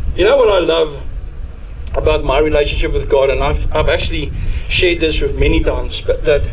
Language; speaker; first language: English; non-native, local second language; Afrikaans